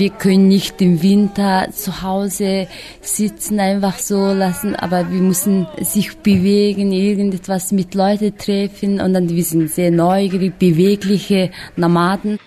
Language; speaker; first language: German; non-native, fluent; Mongolian